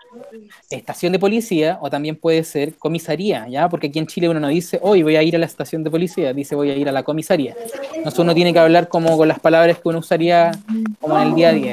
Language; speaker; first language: Spanish; native; Spanish